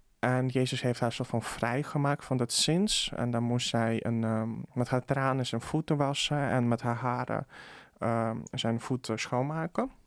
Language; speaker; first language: Dutch; early bilingual, other home language; Russian